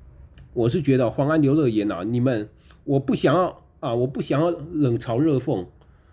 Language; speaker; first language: Chinese; native; Chinese